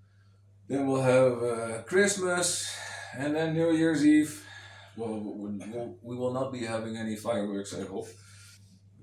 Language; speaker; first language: English; non-native, fluent; Dutch